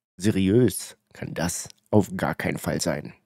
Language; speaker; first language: German; native; German